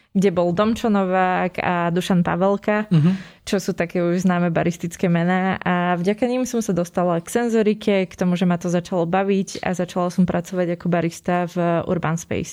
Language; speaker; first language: Slovak; native; Slovak